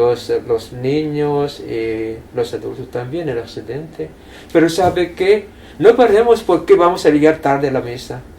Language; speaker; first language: Spanish; non-native, fluent; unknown